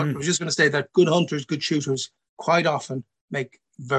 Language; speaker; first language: English; native; English